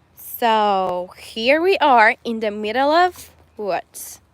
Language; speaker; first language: English; non-native, fluent; Persian